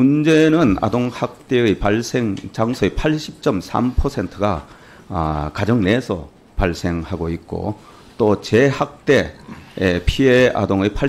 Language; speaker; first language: Korean; native; Korean